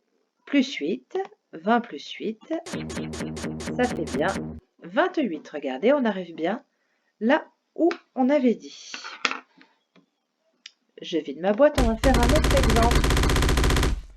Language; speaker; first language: French; native; French